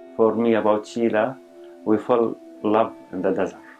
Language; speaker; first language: English; non-native, learner; Arabic